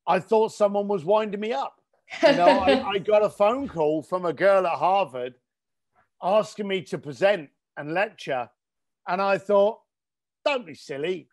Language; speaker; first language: English; native; English